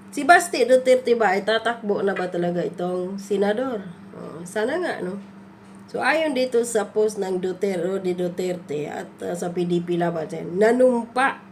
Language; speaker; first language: Filipino; non-native, local second language; Cebuano